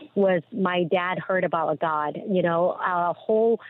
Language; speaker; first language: English; early bilingual, other home language; Vietnamese